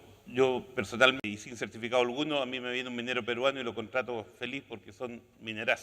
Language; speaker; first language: Spanish; native; Spanish